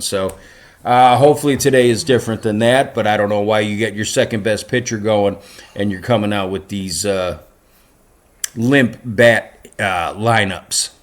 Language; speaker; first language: English; native; English